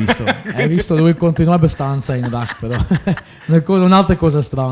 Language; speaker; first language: Italian; non-native, fluent; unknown